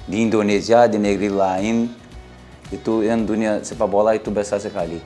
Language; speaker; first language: Indonesian; non-native, learner; Portuguese